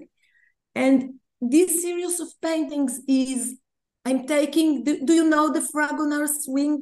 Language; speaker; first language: English; non-native, fluent; Hebrew